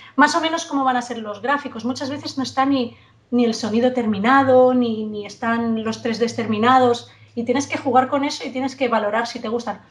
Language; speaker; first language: Spanish; native; Spanish